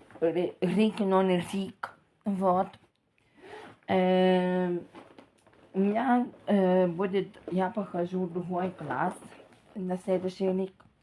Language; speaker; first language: Russian; non-native, local second language; Ukrainian